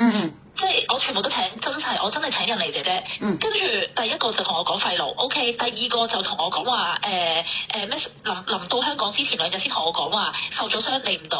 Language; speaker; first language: Cantonese; native; Cantonese